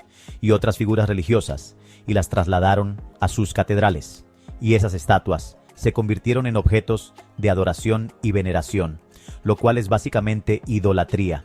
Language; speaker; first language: Spanish; native; Spanish